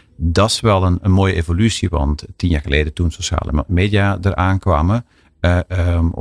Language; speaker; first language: Dutch; native; Dutch